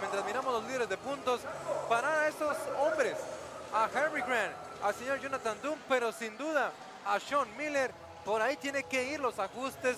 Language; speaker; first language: Spanish; native; Spanish